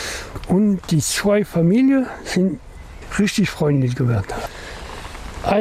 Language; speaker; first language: German; non-native, learner; French